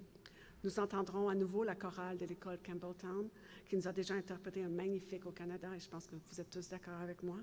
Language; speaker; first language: French; native; French